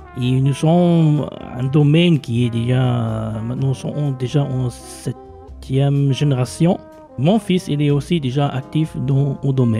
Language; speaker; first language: French; non-native, local second language; Luxembourgish